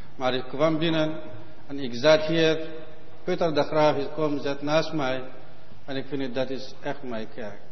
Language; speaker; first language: Dutch; non-native, learner; Arabic